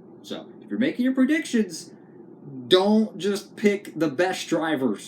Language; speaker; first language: English; native; English